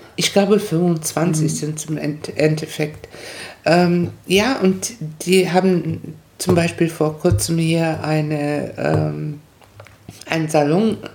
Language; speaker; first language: German; non-native, fluent; Spanish